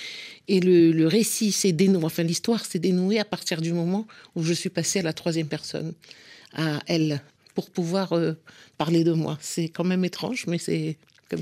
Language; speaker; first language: French; non-native, local second language; Arabic